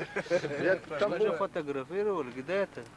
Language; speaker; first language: Russian; non-native, fluent; Turkmen